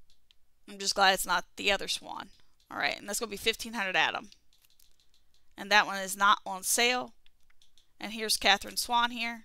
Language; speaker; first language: English; native; English